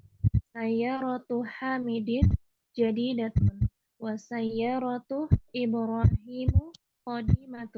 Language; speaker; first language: Arabic; non-native, learner; Indonesian